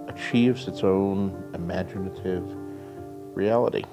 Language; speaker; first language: English; native; English